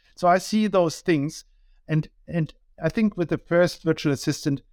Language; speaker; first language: English; non-native, fluent; German